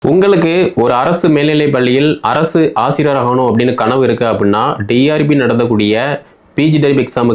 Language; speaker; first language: Tamil; native; Tamil